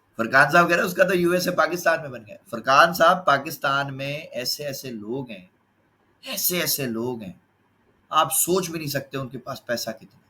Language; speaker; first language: Urdu; non-native, local second language; Punjabi